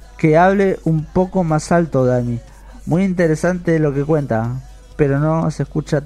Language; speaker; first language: Spanish; native; Spanish